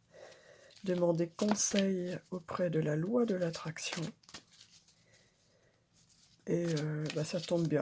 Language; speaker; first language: French; native; French